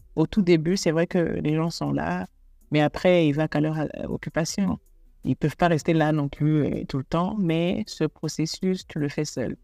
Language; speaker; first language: French; non-native, local second language; Rundi